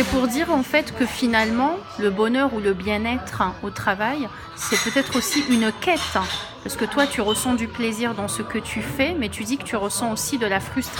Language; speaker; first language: French; native; French